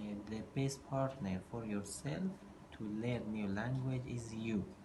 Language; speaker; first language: English; non-native, fluent; Persian